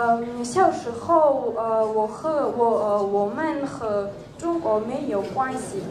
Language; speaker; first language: Chinese; non-native, learner; Georgian